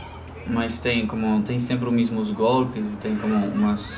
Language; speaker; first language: Portuguese; non-native, fluent; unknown